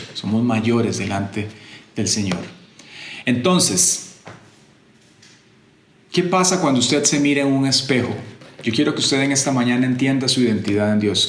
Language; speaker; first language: Spanish; native; Spanish